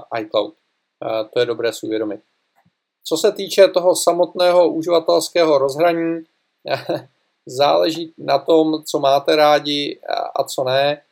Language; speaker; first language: Czech; native; Czech